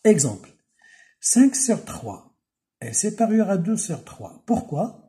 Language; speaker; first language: French; non-native, local second language; Arabic